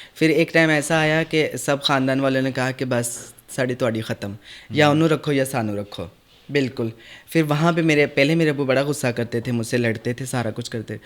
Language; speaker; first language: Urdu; non-native, local second language; Punjabi